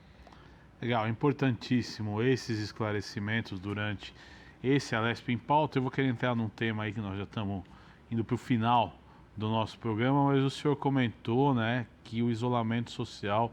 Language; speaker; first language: Portuguese; native; Portuguese